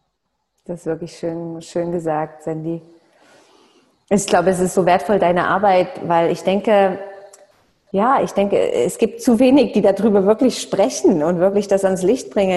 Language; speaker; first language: German; native; German